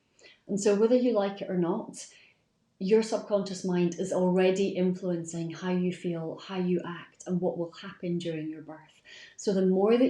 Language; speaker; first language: English; native; English